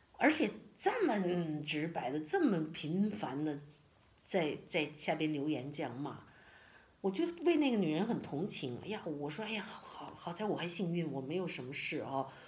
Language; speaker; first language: Chinese; native; Chinese